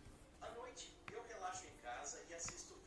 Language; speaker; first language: Portuguese; non-native, learner; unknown